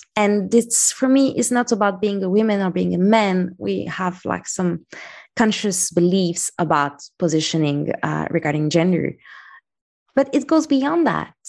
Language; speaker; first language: English; non-native, fluent; Arabic